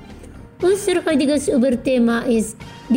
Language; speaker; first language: German; non-native, fluent; Indonesian